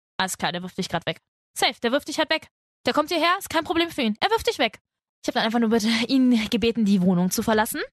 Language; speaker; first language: German; early bilingual, other home language; Spanish